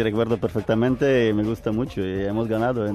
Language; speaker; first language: Spanish; non-native, fluent; Ukrainian